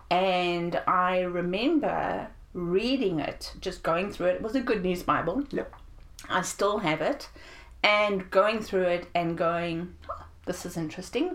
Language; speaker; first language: English; native; English